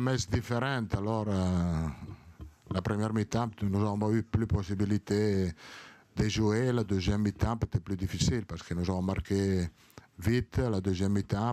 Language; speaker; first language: French; non-native, learner; Italian